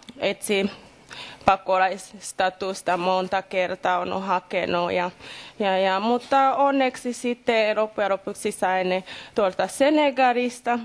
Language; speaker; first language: Finnish; non-native, fluent; Kinyarwanda